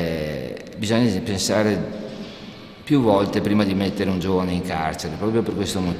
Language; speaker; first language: Italian; native; Italian